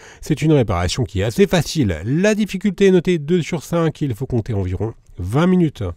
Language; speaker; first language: French; native; French